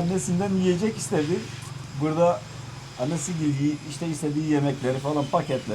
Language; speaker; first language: Turkish; native; Turkish